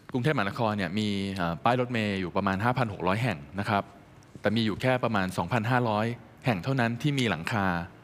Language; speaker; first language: Thai; native; Thai